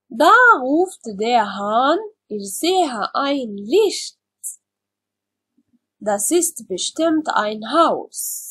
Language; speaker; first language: German; non-native, learner; Arabic